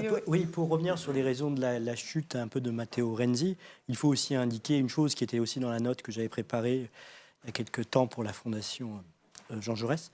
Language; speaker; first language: French; native; French